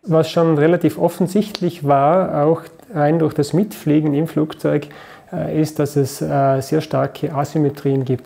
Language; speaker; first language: German; native; German